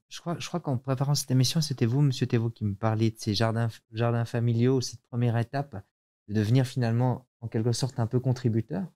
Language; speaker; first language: French; native; French